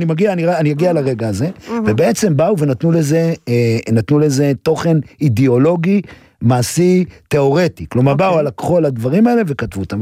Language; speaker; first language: Hebrew; native; Hebrew